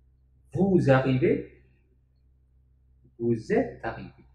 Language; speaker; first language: French; non-native, fluent; Indonesian